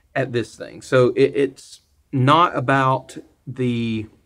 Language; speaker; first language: English; native; English